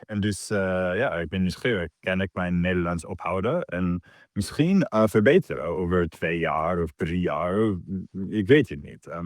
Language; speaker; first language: Dutch; non-native, learner; English